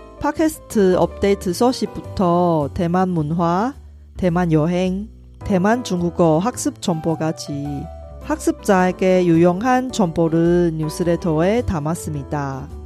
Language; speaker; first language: Korean; non-native, fluent; Chinese